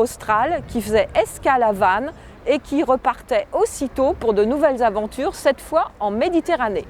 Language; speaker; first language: French; native; French